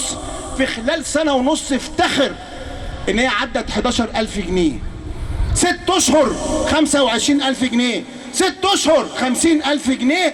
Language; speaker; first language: Arabic; native; Arabic